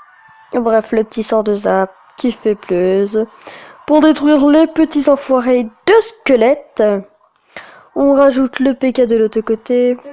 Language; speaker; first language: French; native; French